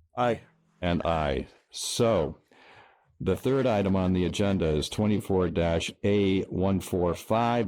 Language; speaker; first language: English; native; English